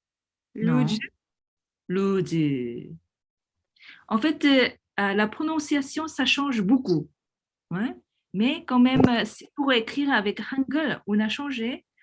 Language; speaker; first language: French; non-native, fluent; Korean